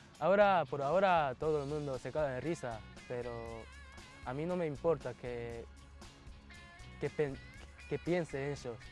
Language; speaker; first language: Spanish; non-native, fluent; Japanese